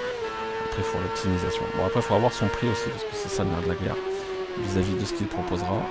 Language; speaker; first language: French; native; French